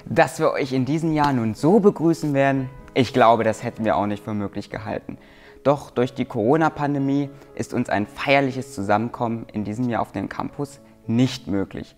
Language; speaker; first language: German; native; German